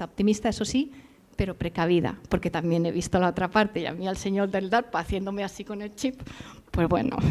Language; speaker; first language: Spanish; native; Spanish